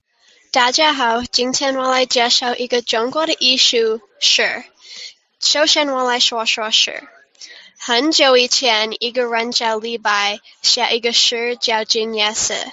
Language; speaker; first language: Chinese; non-native, learner; English